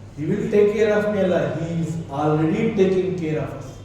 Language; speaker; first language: English; non-native, local second language; Kannada